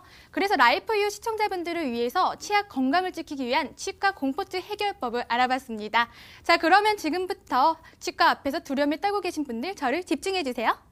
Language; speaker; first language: Korean; native; Korean